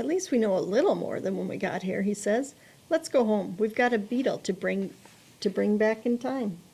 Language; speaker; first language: English; native; English